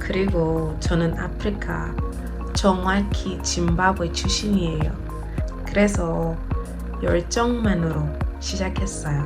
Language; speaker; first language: Korean; non-native, learner; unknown